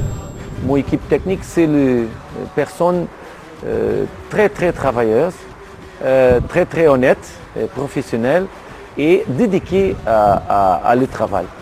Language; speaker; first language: French; non-native, learner; Portuguese